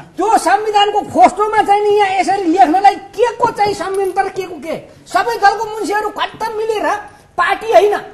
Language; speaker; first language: Nepali; native; Nepali